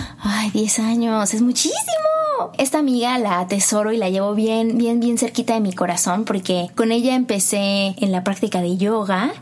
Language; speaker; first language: Spanish; native; Spanish